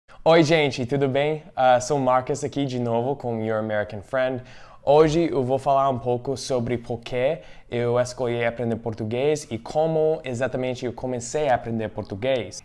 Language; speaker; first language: Portuguese; non-native, fluent; English